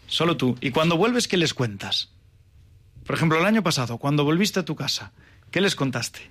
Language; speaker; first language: Spanish; native; Spanish